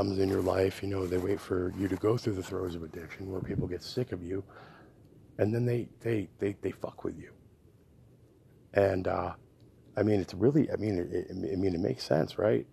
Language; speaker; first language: English; native; English